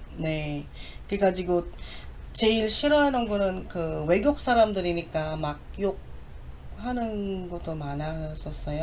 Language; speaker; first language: Korean; non-native, learner; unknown